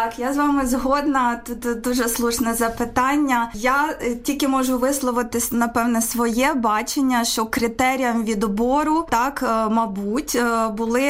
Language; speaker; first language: Ukrainian; native; Ukrainian